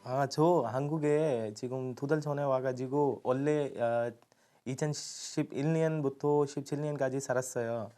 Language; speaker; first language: Korean; non-native, learner; Urdu